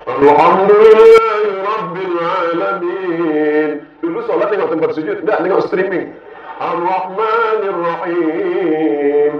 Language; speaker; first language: Indonesian; non-native, local second language; Malay